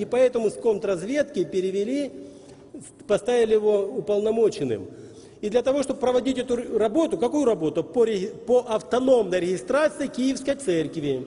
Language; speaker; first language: Russian; native; Russian